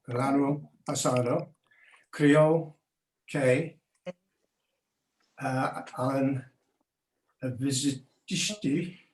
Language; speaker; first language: Spanish; non-native, learner; English